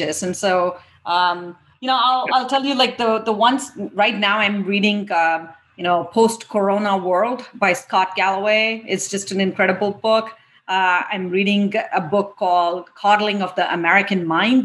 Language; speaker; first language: English; non-native, local second language; Tamil